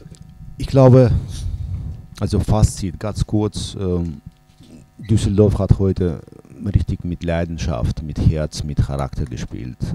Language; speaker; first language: German; non-native, fluent; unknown